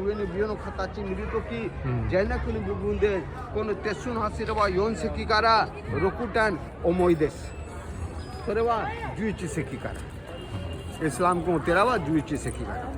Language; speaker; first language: Japanese; non-native, learner; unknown